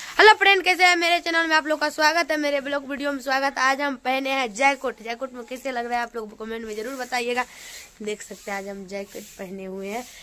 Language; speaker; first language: Hindi; native; Hindi